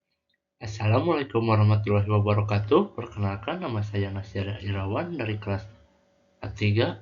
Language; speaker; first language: Indonesian; native; Indonesian